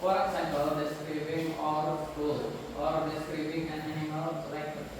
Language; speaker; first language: English; non-native, learner; Indonesian